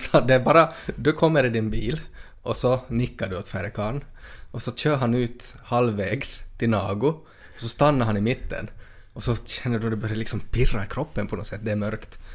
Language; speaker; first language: Swedish; native; Swedish